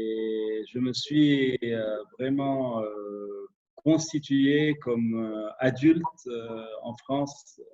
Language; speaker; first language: French; non-native, local second language; Arabic